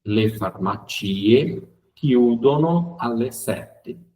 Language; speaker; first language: Italian; non-native, fluent; Portuguese